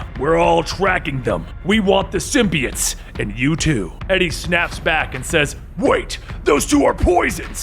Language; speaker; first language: English; native; English